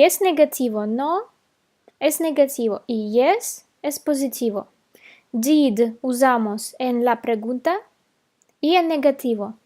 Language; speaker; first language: Spanish; non-native, fluent; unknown